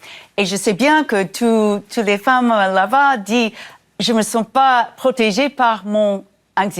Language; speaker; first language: French; non-native, fluent; English